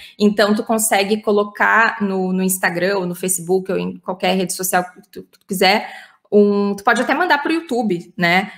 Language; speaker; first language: Portuguese; native; Portuguese